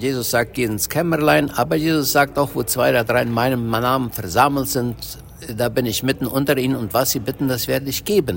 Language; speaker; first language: German; early bilingual, heritage; Low German